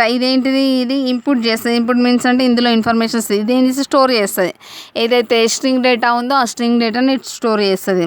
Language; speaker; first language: Telugu; native; Telugu